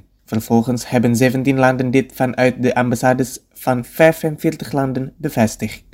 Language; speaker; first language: Dutch; non-native, fluent; Indonesian